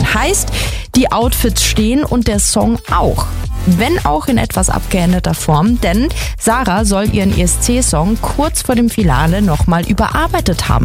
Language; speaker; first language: German; native; German